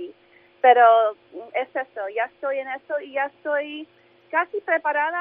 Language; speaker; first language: Spanish; early bilingual, heritage; English